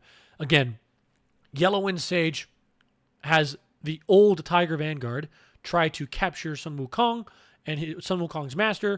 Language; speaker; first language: English; native; English